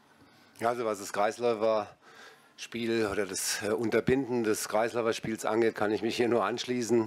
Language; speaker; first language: German; native; German